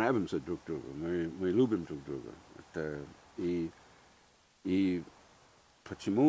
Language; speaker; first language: Russian; early bilingual, heritage; English